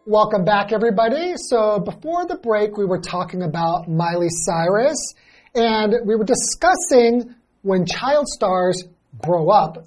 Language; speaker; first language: English; native; English